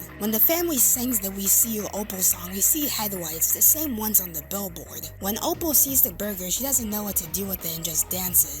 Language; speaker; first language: English; native; English